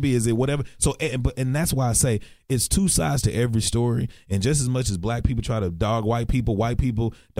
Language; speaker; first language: English; native; English